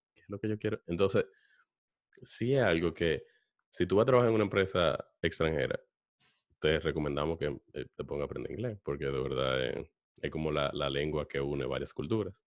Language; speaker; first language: Spanish; native; Spanish